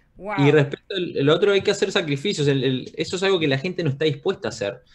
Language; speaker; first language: Spanish; native; Spanish